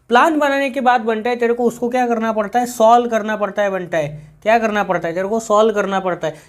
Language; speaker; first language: Hindi; non-native, local second language; Marathi